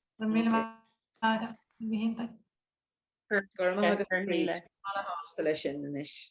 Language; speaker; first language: Irish; native; Irish